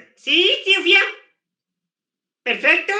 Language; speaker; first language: Spanish; non-native, fluent; Portuguese